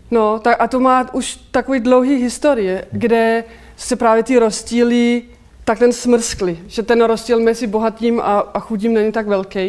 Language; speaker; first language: Czech; non-native, fluent; Danish